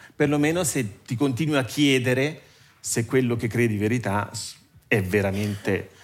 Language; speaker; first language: Italian; native; Italian